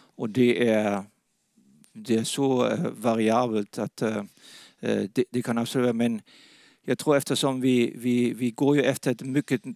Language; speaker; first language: Swedish; non-native, fluent; Danish